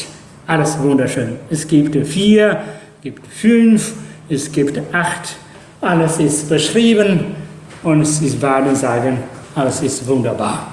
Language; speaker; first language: German; non-native, fluent; Chinese